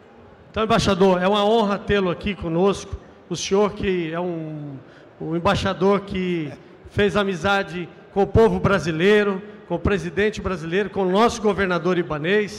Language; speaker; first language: Portuguese; native; Portuguese